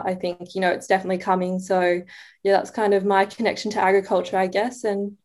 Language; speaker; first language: English; native; English